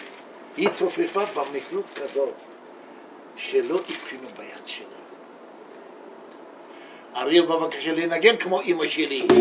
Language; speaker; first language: Hebrew; non-native, learner; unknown